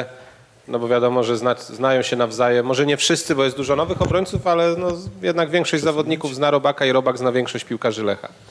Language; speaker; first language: Polish; native; Polish